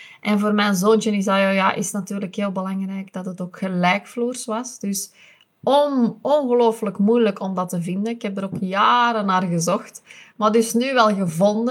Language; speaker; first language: Dutch; native; Dutch